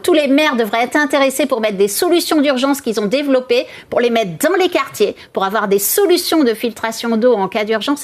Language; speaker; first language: French; native; French